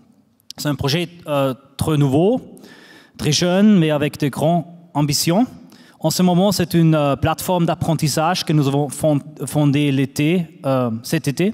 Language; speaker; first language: French; non-native, fluent; German